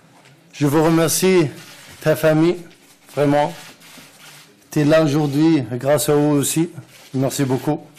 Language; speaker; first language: French; non-native, learner; Arabic